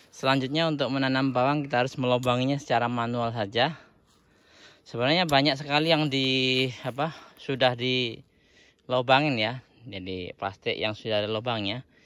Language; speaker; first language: Indonesian; native; Indonesian